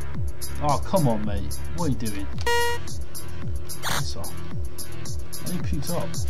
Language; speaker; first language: English; native; English